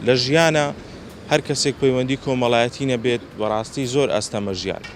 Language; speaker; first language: Central Kurdish; native; Central Kurdish